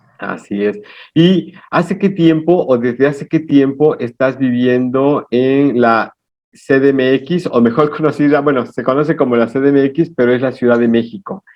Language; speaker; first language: Spanish; native; Spanish